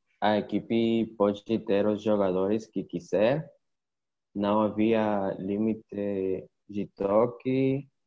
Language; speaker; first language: Portuguese; non-native, learner; Spanish